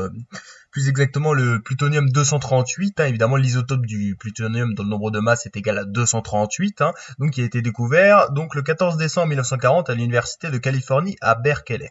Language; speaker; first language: French; native; French